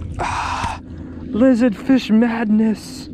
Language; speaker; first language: English; native; English